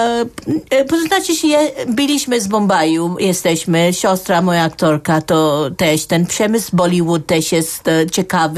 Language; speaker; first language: Polish; non-native, fluent; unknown